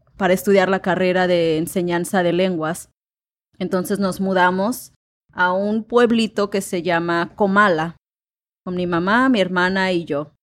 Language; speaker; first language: Spanish; native; Spanish